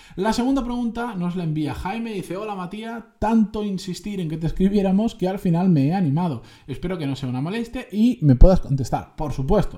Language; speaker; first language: Spanish; native; Spanish